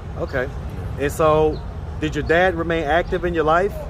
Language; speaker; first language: English; native; English